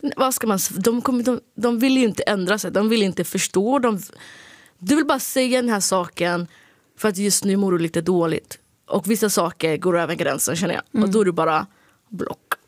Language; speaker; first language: Swedish; early bilingual, other home language; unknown